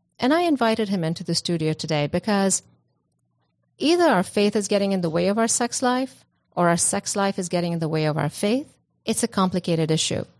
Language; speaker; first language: English; non-native, local second language; Punjabi